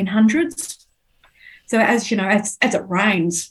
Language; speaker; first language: English; native; English